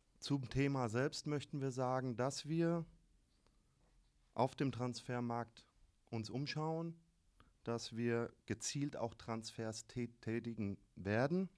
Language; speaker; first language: German; native; German